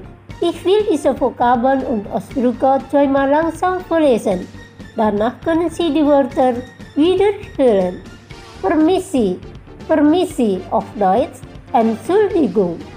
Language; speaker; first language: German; non-native, fluent; Indonesian